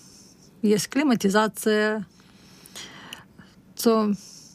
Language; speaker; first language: Polish; non-native, learner; Russian